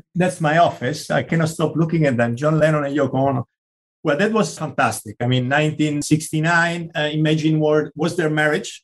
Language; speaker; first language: English; non-native, fluent; Italian